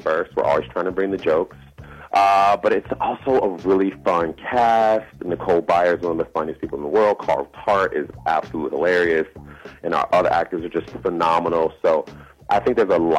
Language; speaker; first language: English; native; English